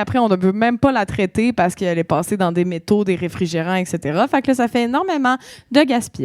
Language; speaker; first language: French; native; French